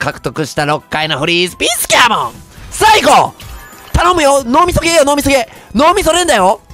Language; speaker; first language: Japanese; native; Japanese